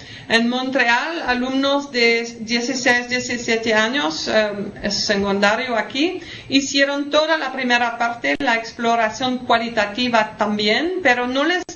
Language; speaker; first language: Spanish; non-native, learner; French